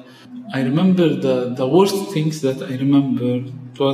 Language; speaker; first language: English; non-native, fluent; Arabic